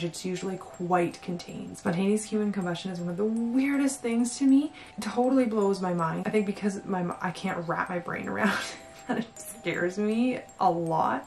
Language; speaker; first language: English; native; English